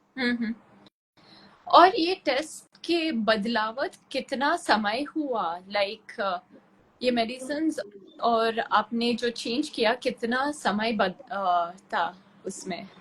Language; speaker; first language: Hindi; non-native, local second language; Tulu